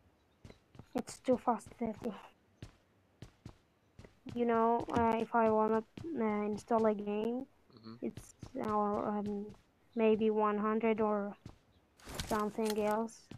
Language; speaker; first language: English; non-native, learner; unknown